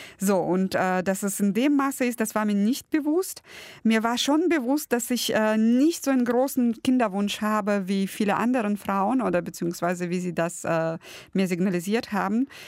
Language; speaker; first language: German; early bilingual, other home language; Russian